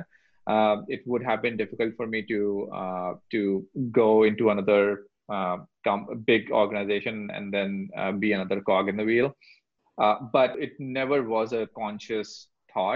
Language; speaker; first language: English; non-native, local second language; Hindi